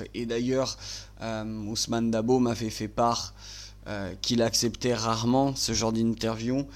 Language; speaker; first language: French; native; French